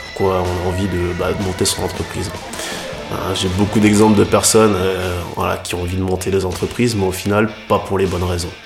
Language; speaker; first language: French; native; French